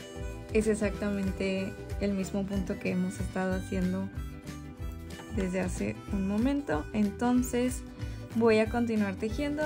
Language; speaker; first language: Spanish; native; Spanish